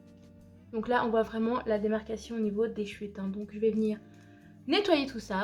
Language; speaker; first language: French; native; French